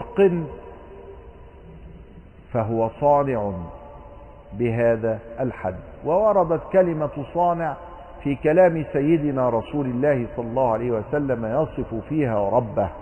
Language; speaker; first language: Arabic; native; Arabic